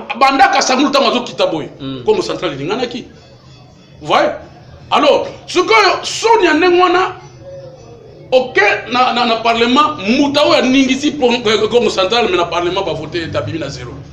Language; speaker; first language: Lingala; non-native, local second language; Kongo